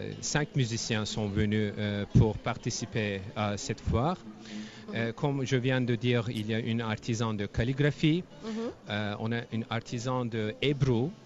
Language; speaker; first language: French; non-native, fluent; Turkish